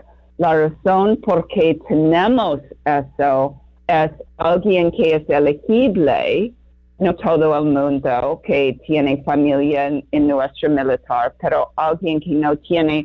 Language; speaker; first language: Spanish; non-native, learner; English